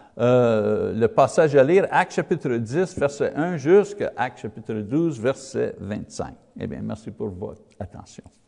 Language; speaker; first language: French; non-native, learner; English